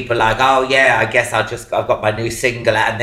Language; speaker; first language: English; native; English